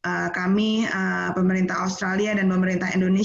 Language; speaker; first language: Indonesian; native; Indonesian